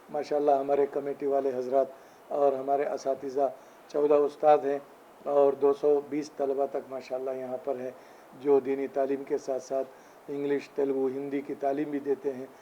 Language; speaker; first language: Urdu; native; Urdu